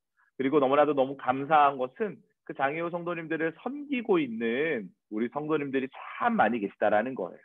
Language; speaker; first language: Korean; native; Korean